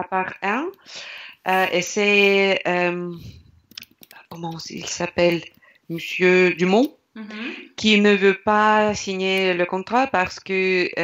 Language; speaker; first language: French; non-native, learner; Russian